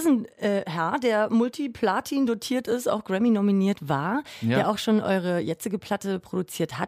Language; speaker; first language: German; native; German